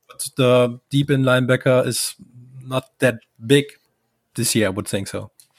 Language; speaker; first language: English; non-native, fluent; German